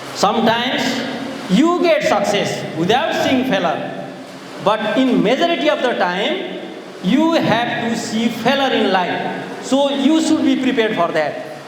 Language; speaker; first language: English; non-native, local second language; Nepali